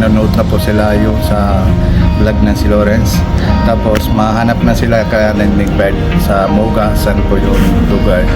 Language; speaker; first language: Filipino; non-native, learner; Punjabi